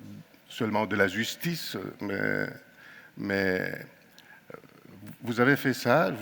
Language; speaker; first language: French; non-native, fluent; Greek